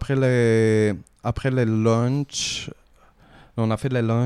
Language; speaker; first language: French; native; French